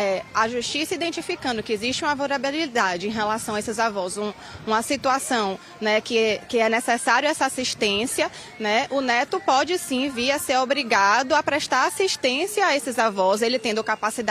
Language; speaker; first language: Portuguese; native; Portuguese